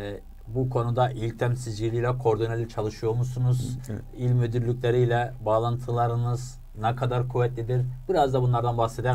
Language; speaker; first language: Turkish; native; Turkish